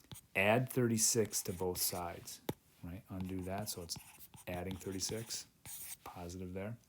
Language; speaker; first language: English; native; English